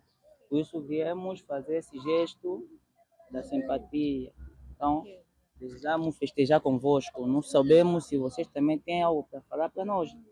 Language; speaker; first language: Portuguese; non-native, learner; Lingala